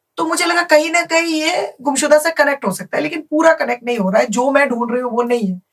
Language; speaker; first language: Hindi; non-native, local second language; Bangla